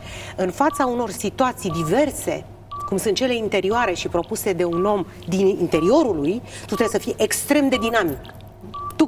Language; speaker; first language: Romanian; native; Romanian